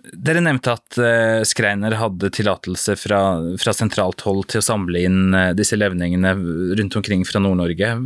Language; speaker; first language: Norwegian; native; Norwegian